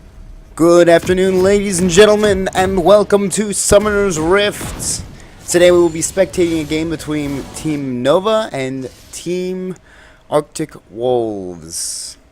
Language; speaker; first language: English; native; English